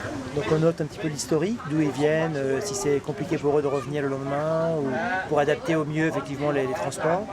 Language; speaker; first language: French; native; French